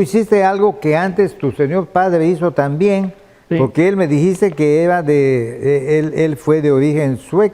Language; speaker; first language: Spanish; native; Spanish